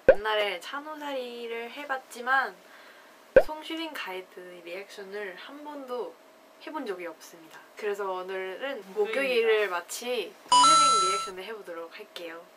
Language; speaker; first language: Korean; non-native, fluent; Chinese